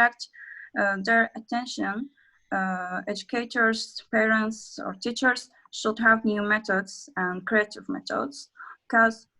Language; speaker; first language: English; non-native, learner; Azerbaijani